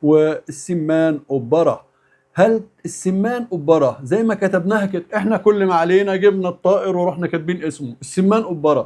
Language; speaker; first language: Arabic; native; Arabic